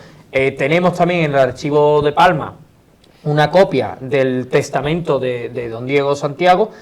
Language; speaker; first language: Spanish; native; Spanish